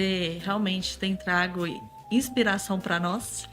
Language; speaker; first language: Portuguese; native; Portuguese